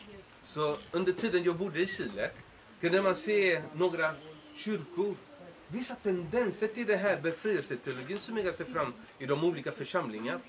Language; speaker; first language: Swedish; non-native, fluent; Spanish